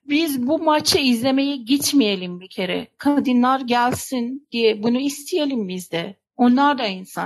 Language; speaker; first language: Turkish; non-native, fluent; Persian